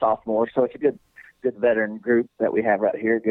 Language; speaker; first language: English; native; English